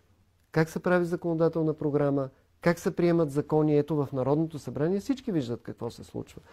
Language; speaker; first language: Bulgarian; native; Bulgarian